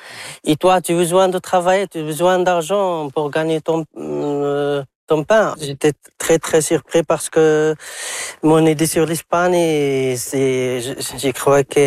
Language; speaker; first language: French; non-native, local second language; Arabic